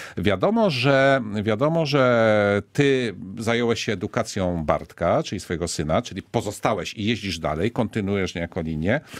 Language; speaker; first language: Polish; native; Polish